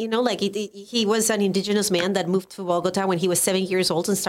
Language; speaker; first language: English; non-native, fluent; Spanish